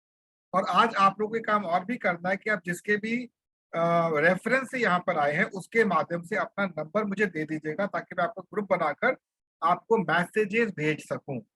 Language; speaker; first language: Hindi; native; Hindi